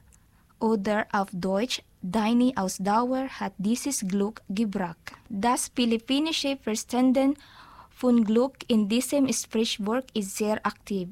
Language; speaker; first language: German; non-native, learner; Filipino